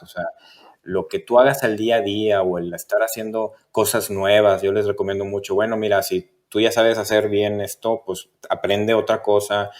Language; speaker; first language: Spanish; native; Spanish